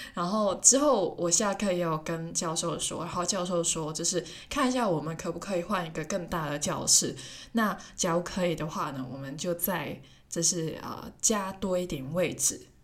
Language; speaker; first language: Chinese; non-native, local second language; Cantonese